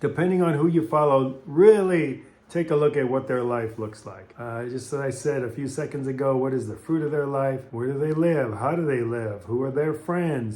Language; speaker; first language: English; native; English